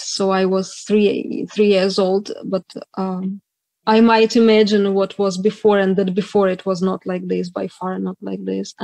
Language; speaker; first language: English; non-native, fluent; Ukrainian